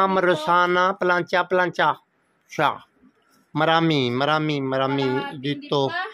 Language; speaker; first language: Filipino; non-native, learner; Urdu